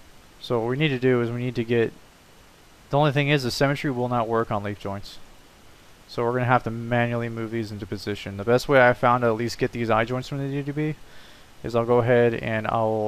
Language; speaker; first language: English; native; English